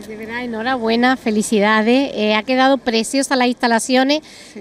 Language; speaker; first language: Spanish; native; Spanish